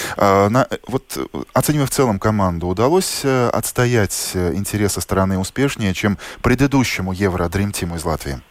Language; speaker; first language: Russian; native; Russian